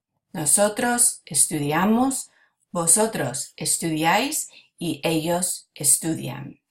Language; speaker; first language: Spanish; non-native, fluent; English